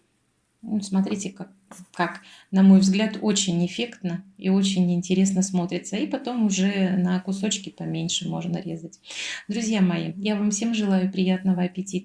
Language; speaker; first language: Russian; native; Russian